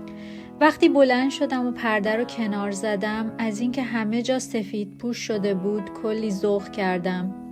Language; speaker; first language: Persian; native; Persian